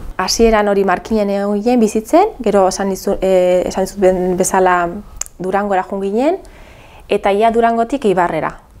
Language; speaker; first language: Basque; early bilingual, other home language; Arabic